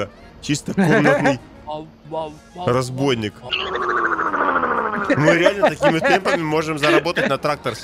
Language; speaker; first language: Russian; native; Russian